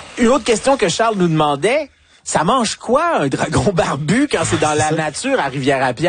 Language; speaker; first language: French; native; French